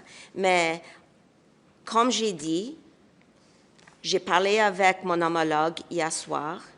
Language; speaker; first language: French; non-native, local second language; English